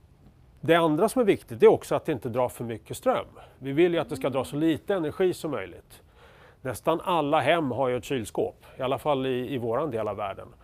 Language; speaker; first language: Swedish; native; Swedish